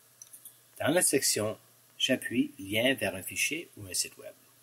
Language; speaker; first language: French; non-native, local second language; English